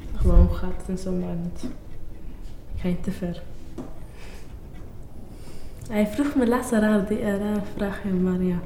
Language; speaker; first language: Dutch; non-native, learner; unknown